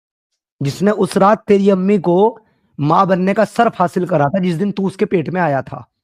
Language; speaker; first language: Hindi; native; Hindi